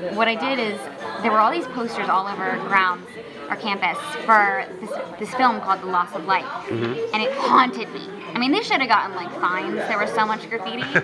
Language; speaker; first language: English; native; English